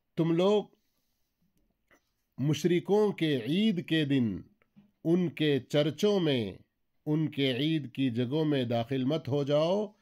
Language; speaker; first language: Urdu; native; Urdu